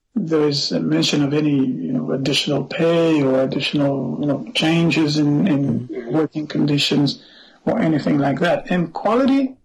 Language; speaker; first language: English; non-native, fluent; Portuguese